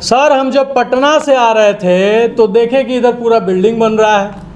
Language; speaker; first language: Hindi; native; Hindi